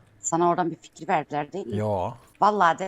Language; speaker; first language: Turkish; native; Turkish